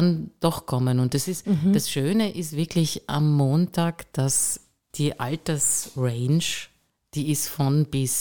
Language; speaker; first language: German; native; German